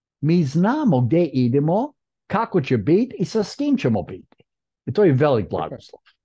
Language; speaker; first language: Croatian; early bilingual, heritage; Croatian